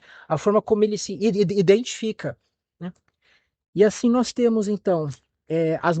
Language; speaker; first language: Portuguese; native; Portuguese